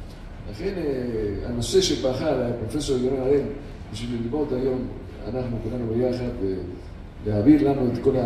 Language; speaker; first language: Hebrew; non-native, fluent; Spanish